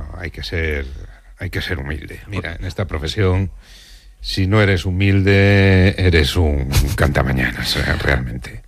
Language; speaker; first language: Spanish; native; Spanish